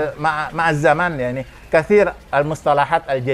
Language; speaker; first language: Arabic; non-native, fluent; Indonesian